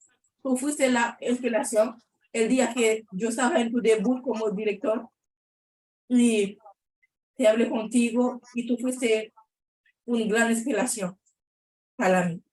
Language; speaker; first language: Spanish; non-native, learner; Haitian Creole